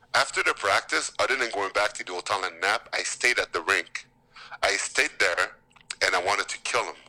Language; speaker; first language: English; native; English